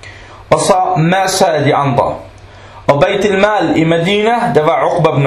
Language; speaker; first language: Danish; non-native, local second language; Arabic